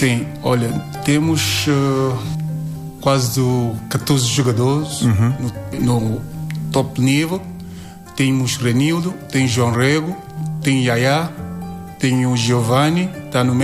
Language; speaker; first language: Portuguese; non-native, learner; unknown